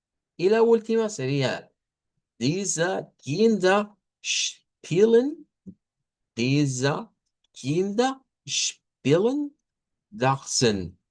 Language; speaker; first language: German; non-native, learner; Spanish